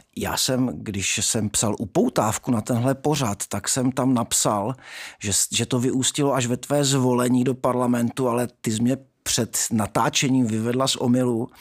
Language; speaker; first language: Czech; native; Czech